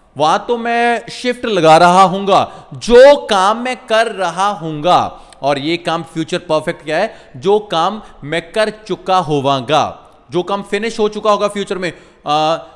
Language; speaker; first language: Hindi; non-native, local second language; Punjabi